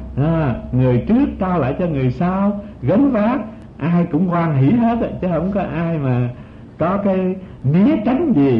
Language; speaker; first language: Vietnamese; native; Vietnamese